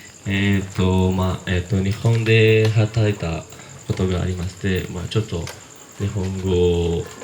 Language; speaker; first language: Japanese; non-native, learner; Indonesian